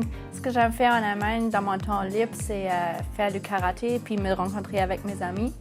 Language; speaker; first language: French; non-native, fluent; German